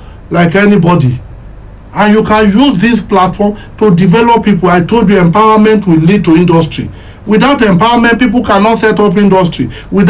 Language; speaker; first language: English; non-native, local second language; Yoruba